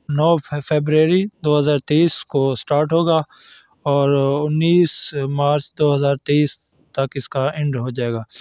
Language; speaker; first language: Urdu; native; Urdu